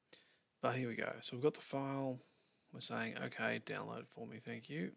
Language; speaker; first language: English; native; English